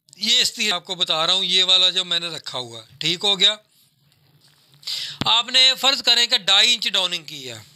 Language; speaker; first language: Urdu; non-native, local second language; Punjabi